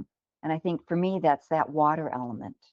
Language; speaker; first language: English; native; English